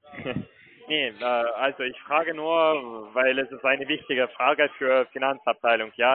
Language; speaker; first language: German; non-native, fluent; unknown